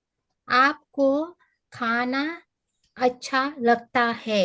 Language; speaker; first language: Hindi; non-native, learner; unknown